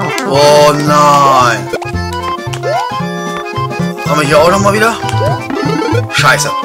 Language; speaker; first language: German; native; German